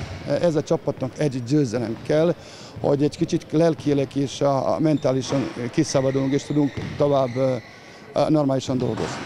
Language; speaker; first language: Hungarian; non-native, learner; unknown